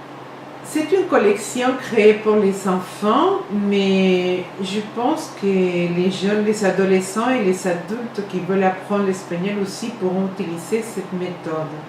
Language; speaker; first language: French; non-native, fluent; Spanish